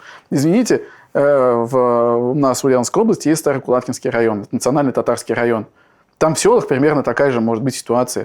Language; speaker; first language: Russian; native; Russian